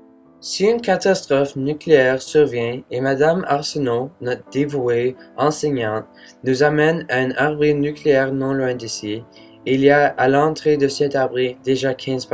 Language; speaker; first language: French; non-native, learner; English